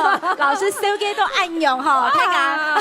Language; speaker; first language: Chinese; native; Chinese